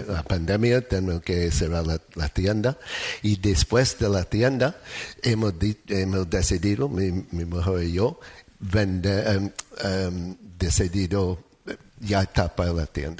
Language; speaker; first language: Spanish; non-native, learner; English